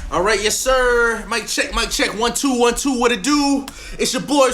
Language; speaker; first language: English; native; English